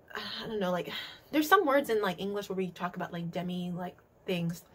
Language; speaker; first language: English; native; English